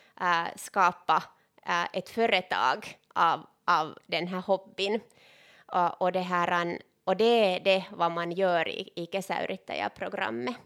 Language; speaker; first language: Swedish; non-native, local second language; Finnish